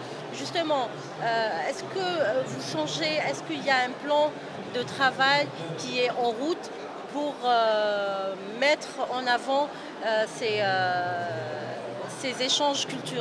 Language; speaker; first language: French; non-native, local second language; Arabic